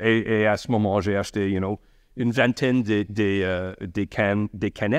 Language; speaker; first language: French; non-native, local second language; English